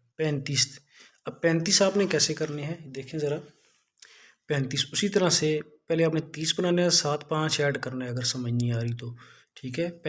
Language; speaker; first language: Urdu; non-native, local second language; Punjabi